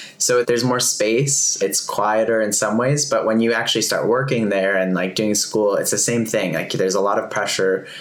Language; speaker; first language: English; native; English